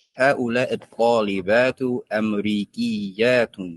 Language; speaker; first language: Arabic; non-native, learner; English